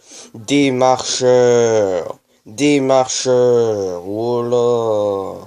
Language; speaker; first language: French; native; French